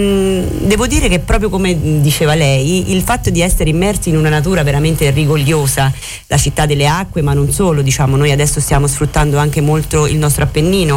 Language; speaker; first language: Italian; native; Italian